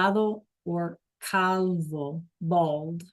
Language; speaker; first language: Spanish; non-native, learner; English